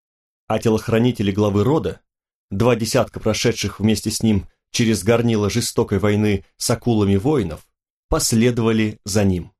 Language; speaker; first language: Russian; native; Russian